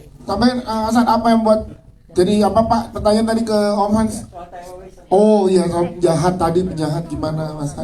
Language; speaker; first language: Indonesian; native; Indonesian